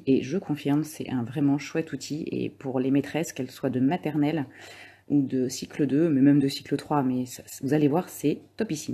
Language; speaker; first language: French; native; French